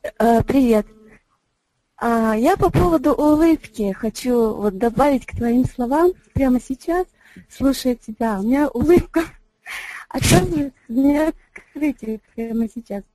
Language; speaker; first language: Russian; non-native, local second language; Tajik